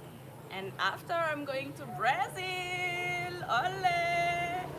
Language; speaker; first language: English; non-native, fluent; French